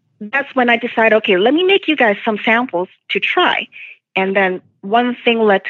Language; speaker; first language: English; non-native, local second language; Cantonese